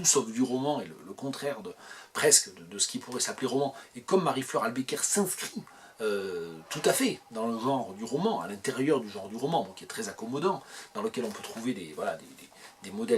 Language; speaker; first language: French; native; French